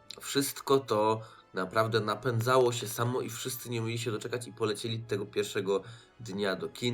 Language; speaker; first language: Polish; native; Polish